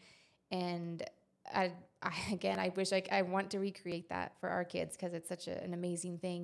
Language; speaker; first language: English; native; English